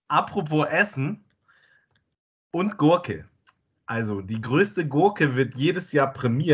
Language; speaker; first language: German; native; German